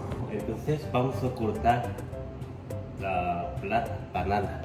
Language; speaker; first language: Spanish; non-native, learner; Korean